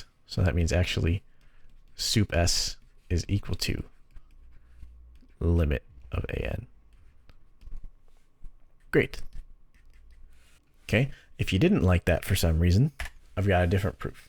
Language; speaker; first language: English; native; English